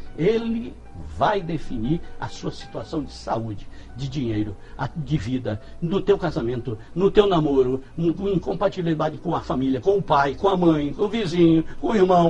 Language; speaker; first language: Portuguese; native; Portuguese